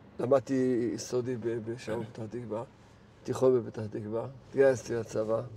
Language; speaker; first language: Hebrew; early bilingual, other home language; Arabic